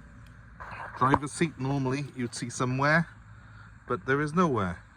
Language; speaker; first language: English; native; English